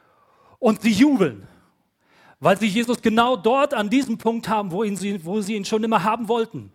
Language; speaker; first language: German; native; German